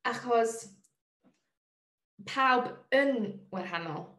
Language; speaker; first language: Welsh; non-native, learner; English